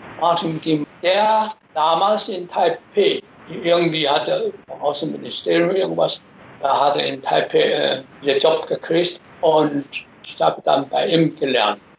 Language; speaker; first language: German; non-native, fluent; Chinese